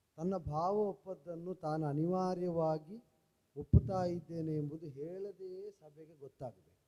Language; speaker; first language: Kannada; native; Kannada